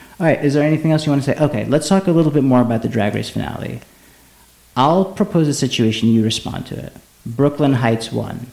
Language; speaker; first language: English; native; English